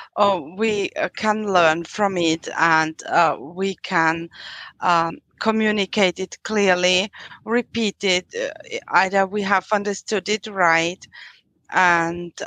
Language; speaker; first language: English; non-native, fluent; German